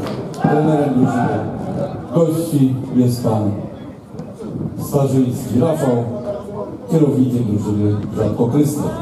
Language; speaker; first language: Polish; native; Polish